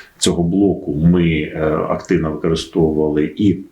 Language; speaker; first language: Ukrainian; native; Ukrainian